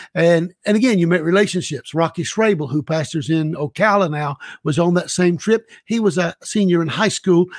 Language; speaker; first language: English; native; English